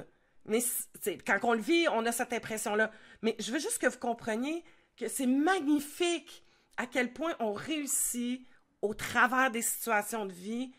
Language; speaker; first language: French; native; French